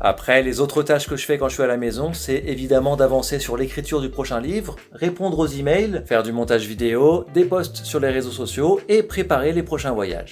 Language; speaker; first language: French; native; French